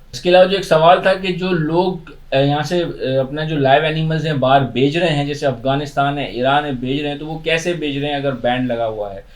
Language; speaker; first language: Urdu; non-native, local second language; Sindhi